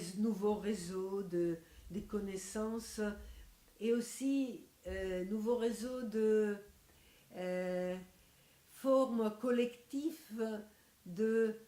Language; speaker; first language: French; non-native, fluent; Italian